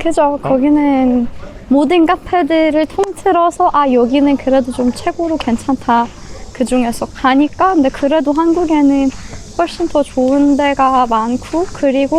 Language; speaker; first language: Korean; non-native, fluent; Persian